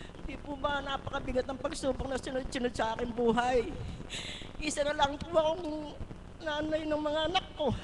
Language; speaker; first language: Filipino; native; Filipino